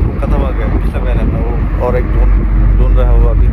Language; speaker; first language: Hindi; non-native, learner; Bangla